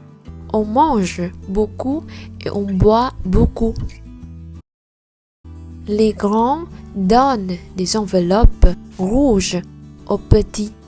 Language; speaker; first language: French; non-native, learner; Vietnamese